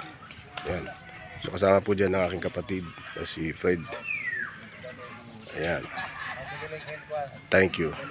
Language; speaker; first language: Filipino; non-native, local second language; Waray